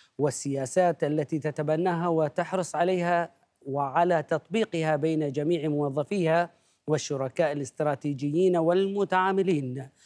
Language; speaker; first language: Arabic; native; Arabic